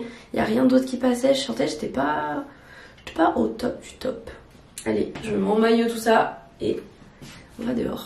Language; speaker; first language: French; native; French